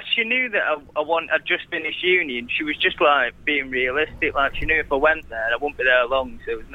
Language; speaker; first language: English; native; English